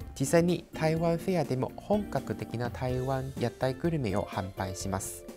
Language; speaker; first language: Japanese; non-native, fluent; Chinese